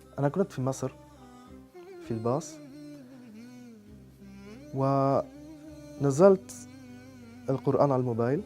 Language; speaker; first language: Arabic; non-native, fluent; French